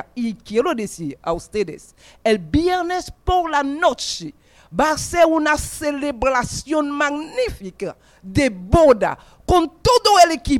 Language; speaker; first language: Spanish; non-native, fluent; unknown